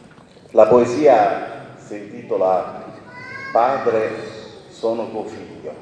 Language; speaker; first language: Italian; native; Italian